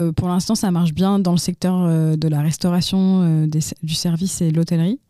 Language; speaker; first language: French; native; French